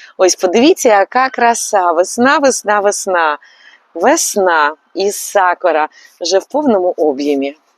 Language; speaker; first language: Ukrainian; native; Ukrainian